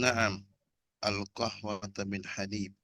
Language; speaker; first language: Arabic; non-native, learner; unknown